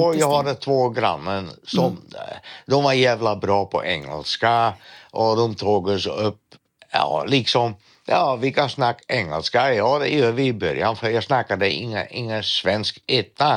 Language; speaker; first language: Swedish; non-native, learner; Dutch